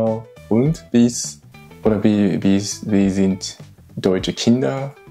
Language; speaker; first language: German; non-native, learner; Japanese